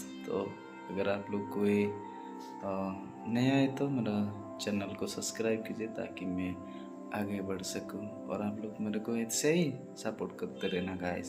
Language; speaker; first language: Hindi; non-native, local second language; Odia